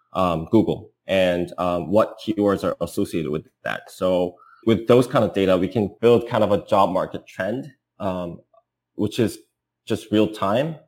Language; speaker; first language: English; non-native, fluent; Korean